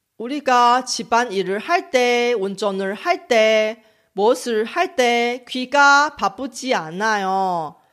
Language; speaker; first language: Korean; non-native, local second language; Chinese